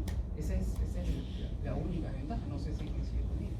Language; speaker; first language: Spanish; native; Spanish